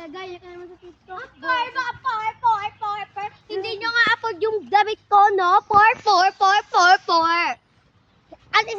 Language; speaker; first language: Filipino; non-native, local second language; Cebuano